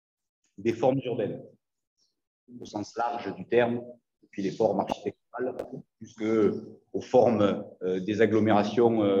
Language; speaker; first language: French; native; French